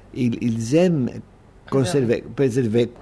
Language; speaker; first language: French; non-native, fluent; Greek